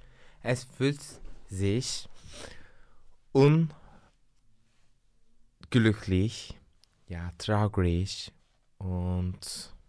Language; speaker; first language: German; non-native, learner; Turkish